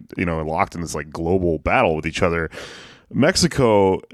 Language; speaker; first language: English; native; English